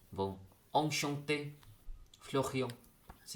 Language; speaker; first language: French; non-native, learner; Indonesian